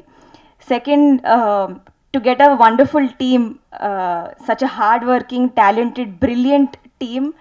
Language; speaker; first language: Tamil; non-native, learner; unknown